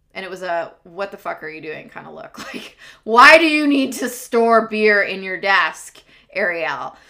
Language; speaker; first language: English; native; English